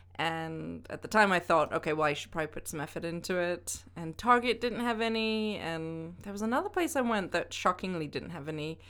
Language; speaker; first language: English; native; English